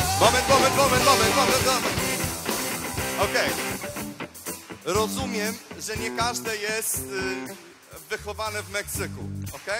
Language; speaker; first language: Polish; non-native, fluent; Spanish